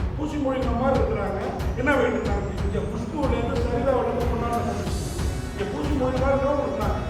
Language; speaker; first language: Tamil; native; Tamil